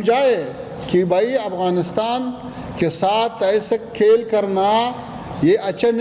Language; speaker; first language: Hindi; non-native, fluent; Pashto